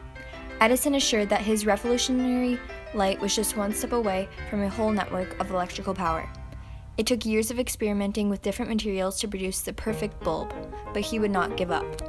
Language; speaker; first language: English; native; English